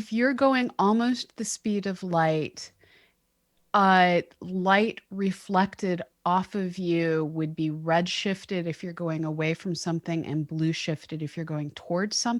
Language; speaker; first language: English; native; English